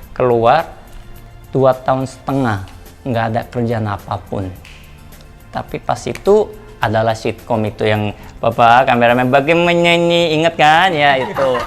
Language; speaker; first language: Indonesian; non-native, fluent; Korean